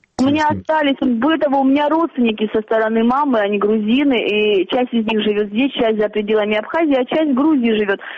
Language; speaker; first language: Russian; native; Russian